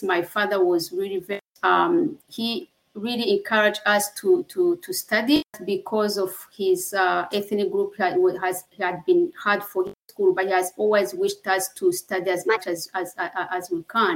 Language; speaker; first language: English; non-native, local second language; Kinyarwanda